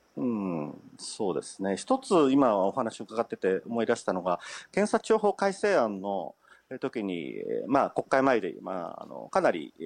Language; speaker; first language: Japanese; native; Japanese